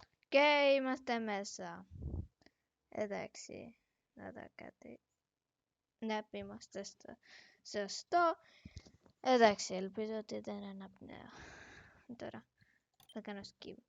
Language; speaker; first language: Greek; early bilingual, heritage; Greek